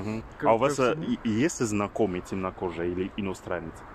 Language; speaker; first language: Russian; non-native, learner; French